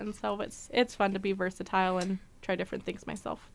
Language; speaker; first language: English; early bilingual, other home language; Portuguese